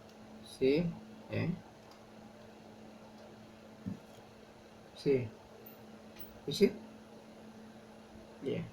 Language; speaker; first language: English; non-native, learner; Indonesian